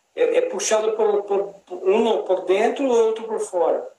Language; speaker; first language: Spanish; non-native, learner; Portuguese